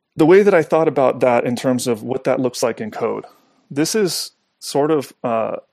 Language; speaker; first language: English; native; English